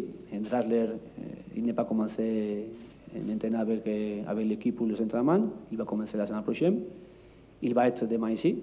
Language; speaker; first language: French; non-native, learner; Spanish